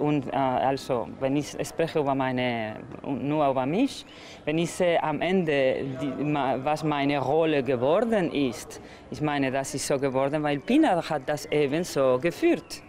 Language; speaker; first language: German; non-native, fluent; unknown